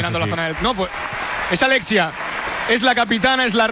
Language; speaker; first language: Spanish; native; Spanish